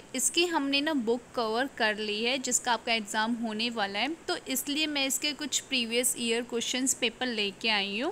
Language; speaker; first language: Hindi; native; Hindi